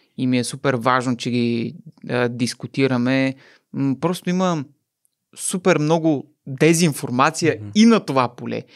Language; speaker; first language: Bulgarian; native; Bulgarian